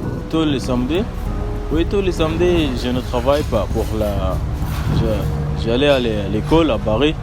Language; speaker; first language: French; non-native, learner; Arabic